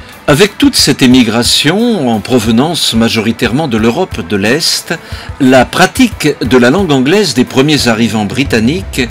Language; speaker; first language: French; non-native, fluent; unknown